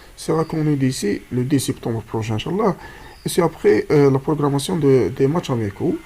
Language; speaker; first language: French; non-native, local second language; Arabic